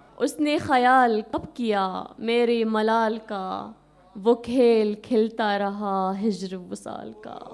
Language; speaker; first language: Urdu; non-native, fluent; Arabic